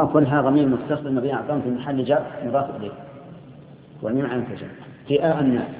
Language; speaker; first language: Arabic; native; Arabic